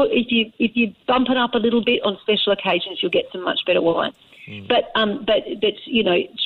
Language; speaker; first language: English; native; English